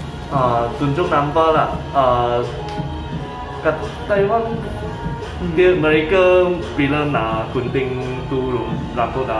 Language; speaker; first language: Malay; non-native, local second language; Cantonese